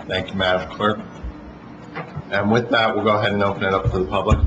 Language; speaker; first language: English; native; English